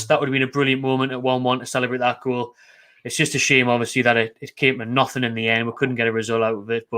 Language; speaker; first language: English; native; English